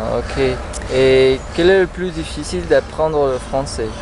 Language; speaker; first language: French; non-native, learner; Spanish